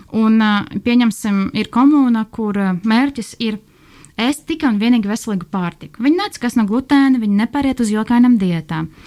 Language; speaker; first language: Latvian; non-native, local second language; Russian